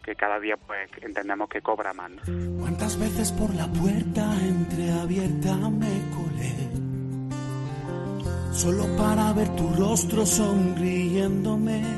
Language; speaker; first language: Spanish; native; Spanish